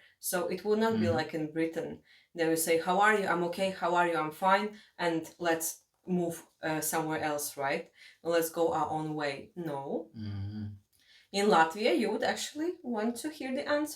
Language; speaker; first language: English; non-native, fluent; Latvian